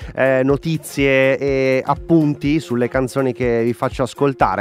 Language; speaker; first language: Italian; native; Italian